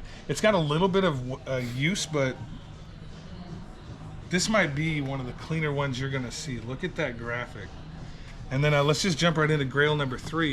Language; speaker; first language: English; native; English